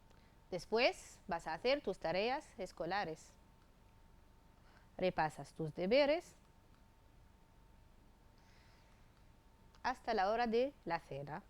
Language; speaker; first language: Spanish; non-native, fluent; Arabic